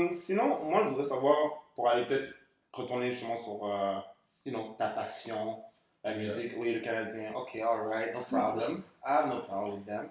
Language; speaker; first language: French; native; French